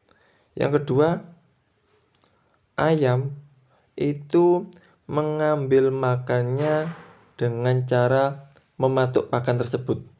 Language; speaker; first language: Indonesian; native; Indonesian